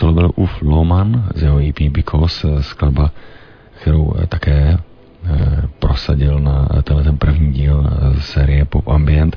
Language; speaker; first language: Czech; native; Czech